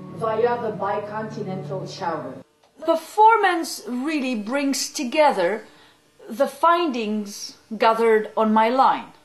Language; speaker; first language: English; non-native, fluent; French